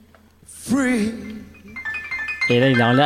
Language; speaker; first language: French; native; French